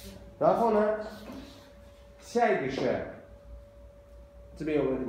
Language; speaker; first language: Chinese; non-native, fluent; Azerbaijani